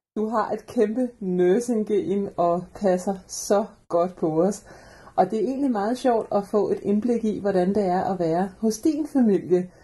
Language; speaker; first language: Danish; native; Danish